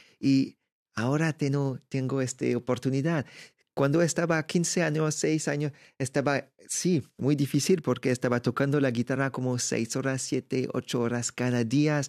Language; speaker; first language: Spanish; non-native, learner; French